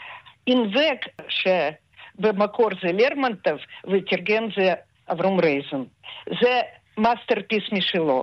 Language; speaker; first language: Hebrew; non-native, fluent; Russian